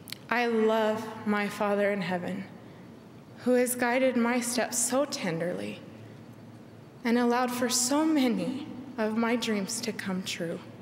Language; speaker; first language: English; native; English